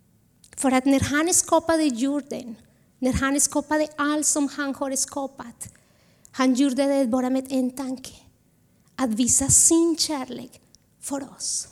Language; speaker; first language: Swedish; non-native, fluent; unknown